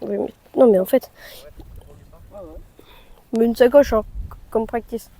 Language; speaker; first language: French; native; French